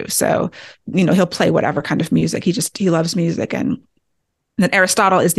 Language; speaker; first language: English; native; English